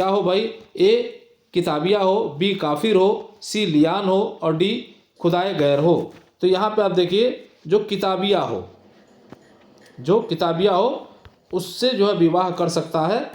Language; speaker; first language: Hindi; native; Hindi